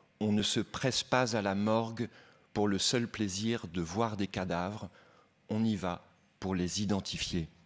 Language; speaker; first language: French; native; French